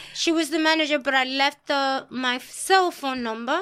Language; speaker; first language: English; early bilingual, other home language; Spanish